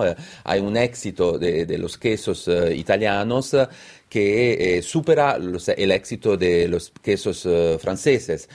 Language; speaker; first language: Spanish; non-native, fluent; Italian